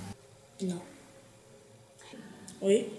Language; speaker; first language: French; early bilingual, other home language; Chechen